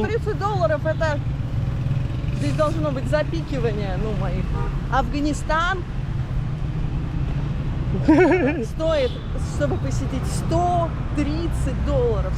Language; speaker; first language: Russian; native; Russian